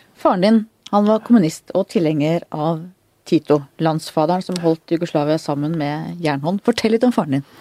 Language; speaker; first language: Norwegian; native; Norwegian